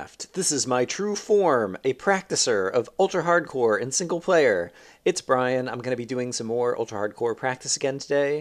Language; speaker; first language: English; native; English